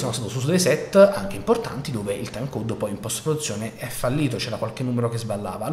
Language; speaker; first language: Italian; native; Italian